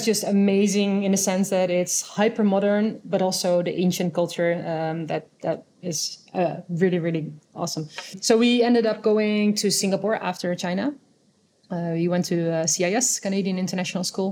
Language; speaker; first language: English; non-native, fluent; Dutch